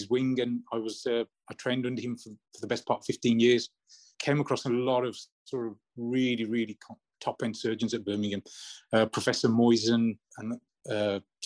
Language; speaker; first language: English; native; English